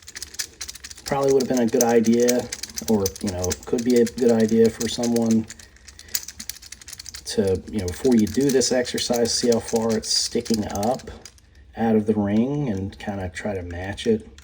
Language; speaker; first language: English; native; English